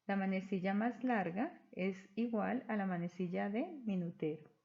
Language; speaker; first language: Spanish; native; Spanish